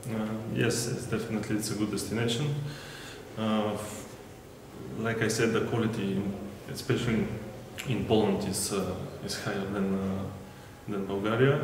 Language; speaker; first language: English; non-native, fluent; Bulgarian